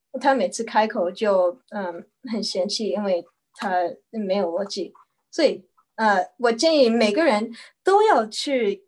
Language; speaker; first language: Chinese; early bilingual, heritage; Chinese